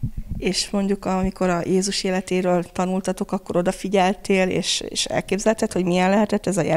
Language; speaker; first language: Hungarian; native; Hungarian